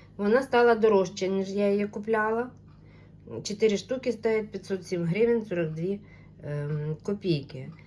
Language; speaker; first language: Ukrainian; non-native, local second language; Russian